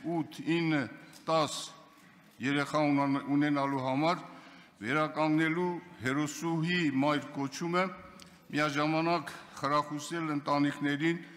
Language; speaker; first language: Armenian; non-native, local second language; Kurdish